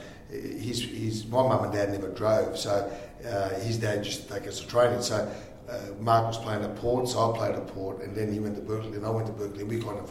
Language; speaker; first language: English; native; English